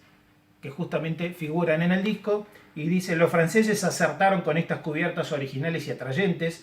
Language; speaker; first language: Spanish; native; Spanish